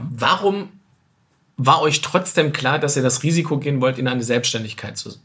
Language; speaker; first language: German; non-native, fluent; French